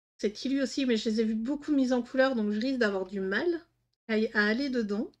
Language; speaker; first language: French; native; French